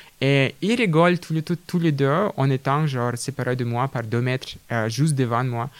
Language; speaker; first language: French; non-native, fluent; Russian